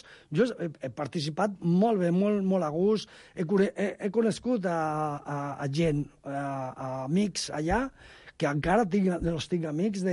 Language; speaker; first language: Catalan; non-native, local second language; Spanish